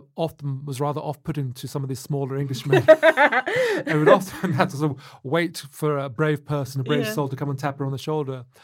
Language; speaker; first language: English; native; English